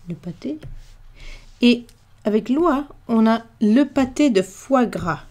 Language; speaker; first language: French; non-native, fluent; English